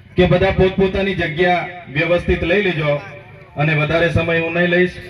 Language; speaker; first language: Gujarati; non-native, local second language; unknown